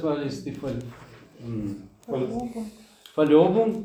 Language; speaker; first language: German; non-native, fluent; Russian